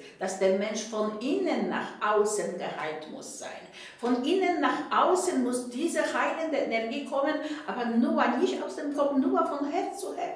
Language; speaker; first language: German; non-native, fluent; Polish